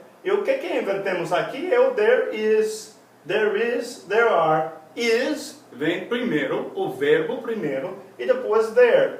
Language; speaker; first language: Portuguese; non-native, fluent; English